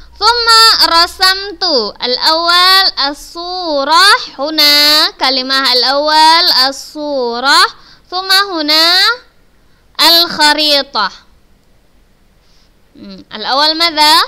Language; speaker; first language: Arabic; non-native, fluent; Indonesian